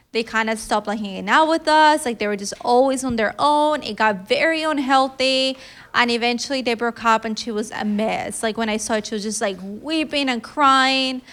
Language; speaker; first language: English; early bilingual, other home language; Filipino